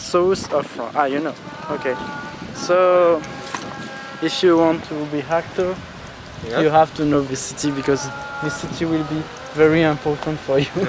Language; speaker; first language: English; non-native, learner; French